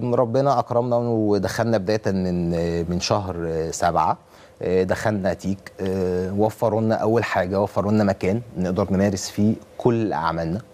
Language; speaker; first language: Arabic; native; Arabic